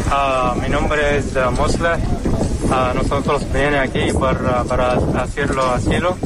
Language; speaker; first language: Spanish; non-native, learner; Arabic